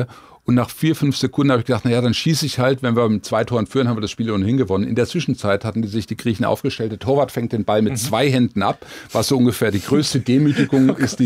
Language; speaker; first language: German; native; German